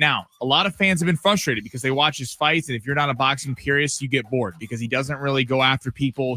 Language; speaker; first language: English; native; English